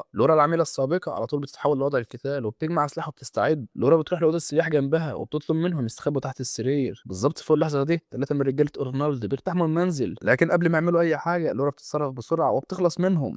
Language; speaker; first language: Arabic; native; Arabic